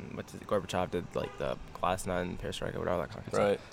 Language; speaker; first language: English; early bilingual, other home language; Amharic